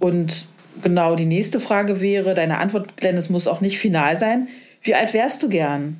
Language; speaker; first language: German; native; German